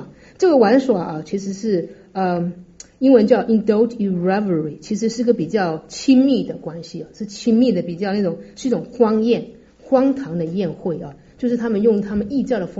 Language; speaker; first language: Chinese; native; Chinese